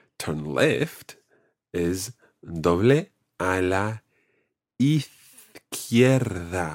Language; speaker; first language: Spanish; non-native, fluent; English